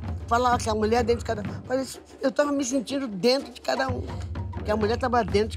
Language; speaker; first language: Portuguese; native; Portuguese